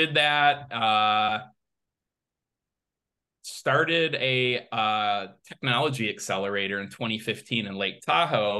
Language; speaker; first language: English; native; English